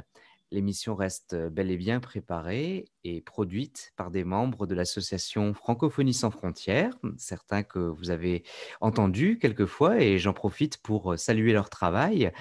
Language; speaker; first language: French; native; French